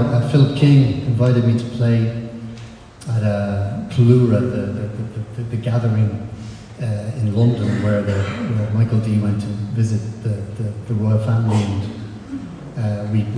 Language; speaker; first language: English; native; English